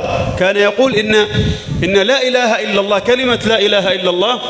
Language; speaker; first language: Arabic; native; Arabic